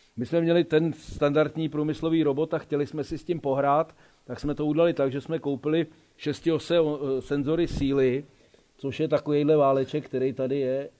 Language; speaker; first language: Czech; native; Czech